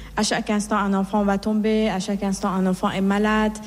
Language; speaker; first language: French; non-native, learner; Persian